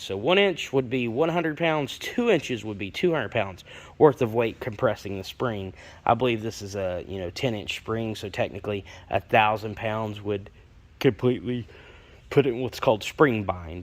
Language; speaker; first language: English; native; English